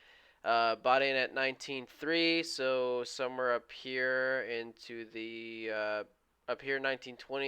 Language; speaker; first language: English; native; English